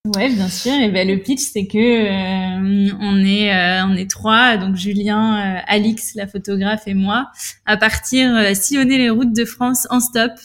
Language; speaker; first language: French; native; French